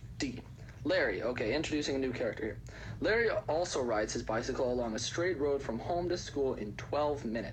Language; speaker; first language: English; native; English